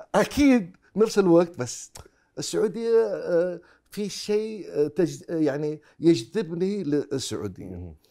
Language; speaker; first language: Arabic; non-native, fluent; Chinese